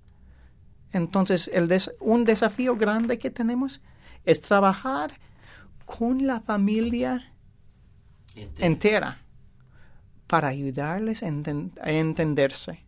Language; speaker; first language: Spanish; non-native, fluent; English